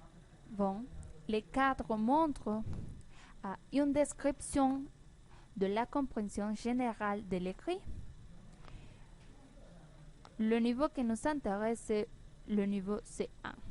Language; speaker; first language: French; non-native, learner; Spanish